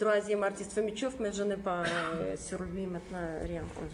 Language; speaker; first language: French; non-native, fluent; Russian